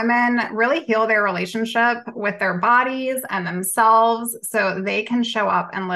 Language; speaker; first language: English; native; English